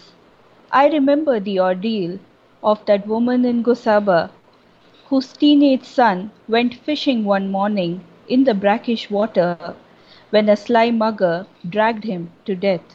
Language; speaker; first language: English; non-native, local second language; Bangla